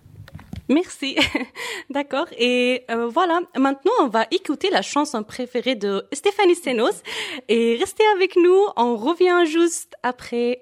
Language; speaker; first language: French; non-native, fluent; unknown